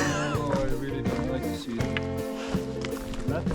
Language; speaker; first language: English; non-native, fluent; Dutch